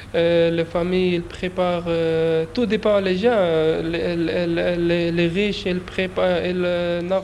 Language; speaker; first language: French; non-native, learner; Urdu